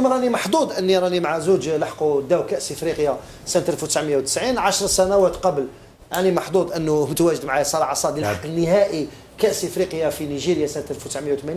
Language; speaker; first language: Arabic; native; Arabic